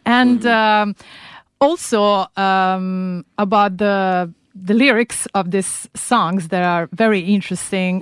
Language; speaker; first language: English; non-native, fluent; Italian